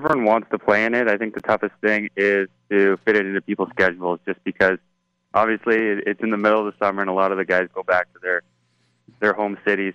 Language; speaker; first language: English; native; English